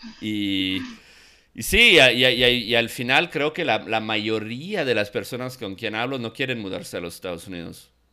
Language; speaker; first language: Spanish; non-native, fluent; English